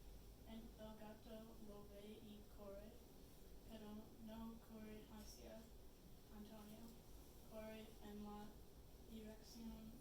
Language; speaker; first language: Spanish; non-native, learner; English